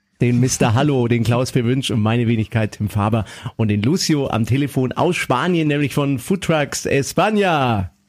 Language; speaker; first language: German; native; German